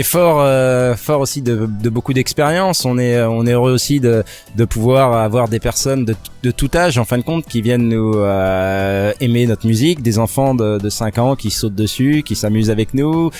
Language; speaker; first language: French; native; French